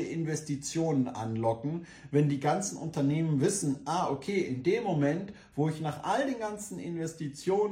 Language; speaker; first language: German; native; German